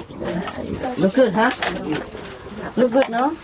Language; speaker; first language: English; non-native, fluent; Vietnamese